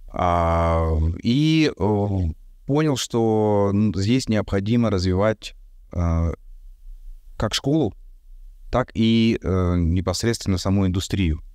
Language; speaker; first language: Russian; native; Russian